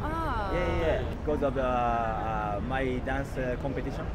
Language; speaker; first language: English; non-native, learner; Japanese